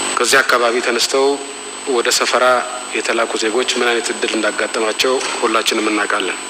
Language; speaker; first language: Amharic; non-native, local second language; Tigrinya